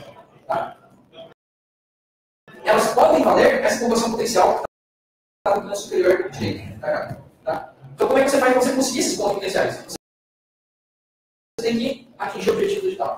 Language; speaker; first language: Portuguese; native; Portuguese